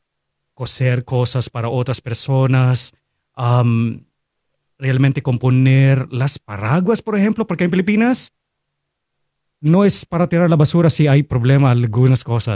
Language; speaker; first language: Spanish; non-native, fluent; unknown